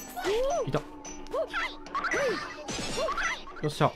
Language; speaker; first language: Japanese; native; Japanese